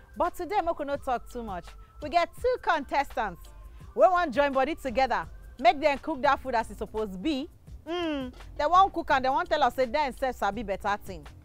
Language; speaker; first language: Nigerian Pidgin; native; Nigerian Pidgin